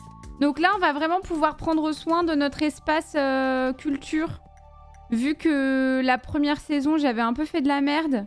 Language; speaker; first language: French; native; French